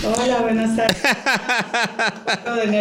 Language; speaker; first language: Spanish; early bilingual, heritage; Spanish